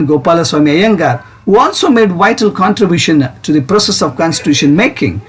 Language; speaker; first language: English; non-native, local second language; Kannada